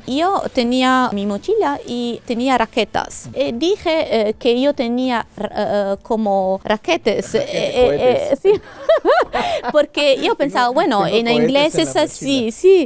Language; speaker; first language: Spanish; non-native, fluent; Italian